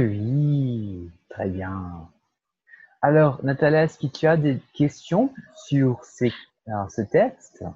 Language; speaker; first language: French; non-native, fluent; Portuguese